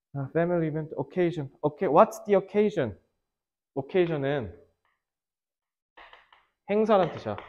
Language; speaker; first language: English; non-native, fluent; Korean